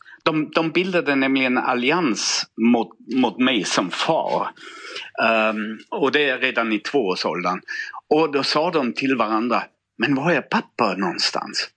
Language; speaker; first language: Swedish; non-native, fluent; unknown